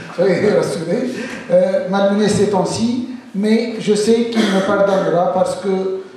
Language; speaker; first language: French; non-native, local second language; Arabic